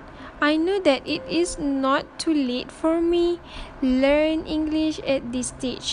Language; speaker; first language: English; non-native, learner; Malay